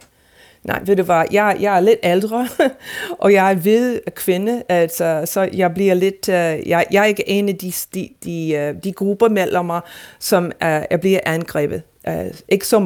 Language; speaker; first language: Danish; non-native, fluent; English